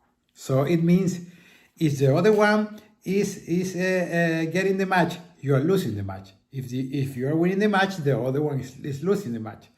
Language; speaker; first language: English; non-native, fluent; Spanish